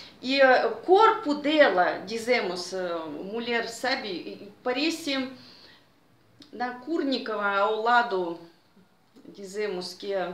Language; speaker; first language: Portuguese; non-native, fluent; Russian